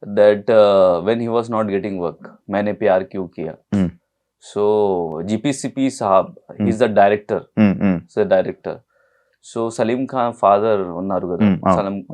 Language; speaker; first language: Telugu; non-native, local second language; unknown